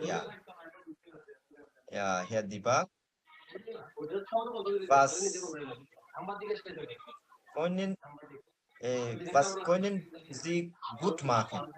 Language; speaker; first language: German; non-native, fluent; Bangla